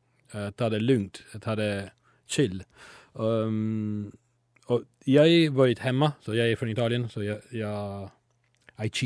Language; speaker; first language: Swedish; non-native, learner; Italian